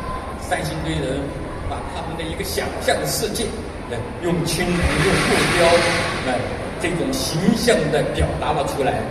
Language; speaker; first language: Chinese; native; Chinese